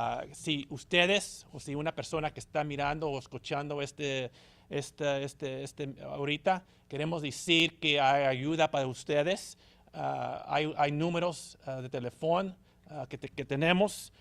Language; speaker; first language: Spanish; early bilingual, heritage; Spanish